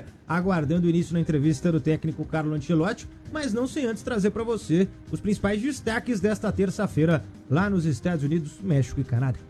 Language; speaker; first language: Portuguese; native; Portuguese